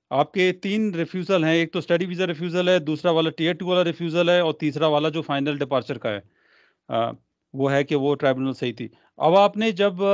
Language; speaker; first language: Hindi; non-native, local second language; Punjabi